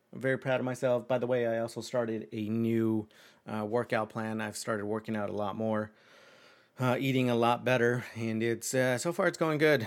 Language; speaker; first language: English; early bilingual, other home language; Spanish